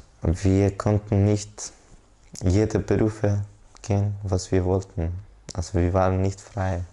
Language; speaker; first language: German; non-native, learner; Persian